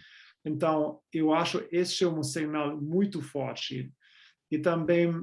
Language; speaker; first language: Portuguese; non-native, fluent; German